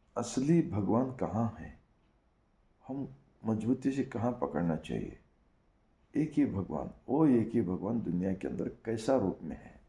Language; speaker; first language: Hindi; non-native, local second language; Kannada